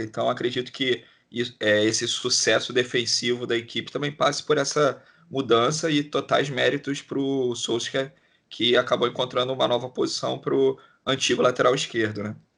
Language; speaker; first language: Portuguese; native; Portuguese